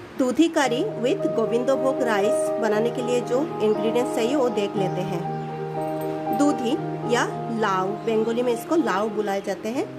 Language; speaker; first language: Hindi; non-native, local second language; Bangla